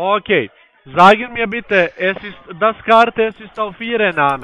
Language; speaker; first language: German; non-native, learner; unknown